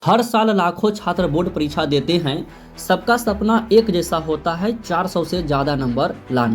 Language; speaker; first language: Hindi; native; Hindi